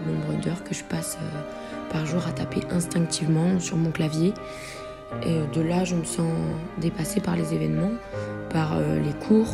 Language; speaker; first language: French; native; French